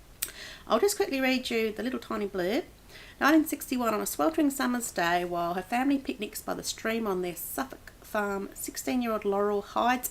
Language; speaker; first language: English; native; English